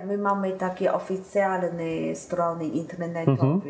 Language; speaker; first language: Polish; non-native, learner; Chinese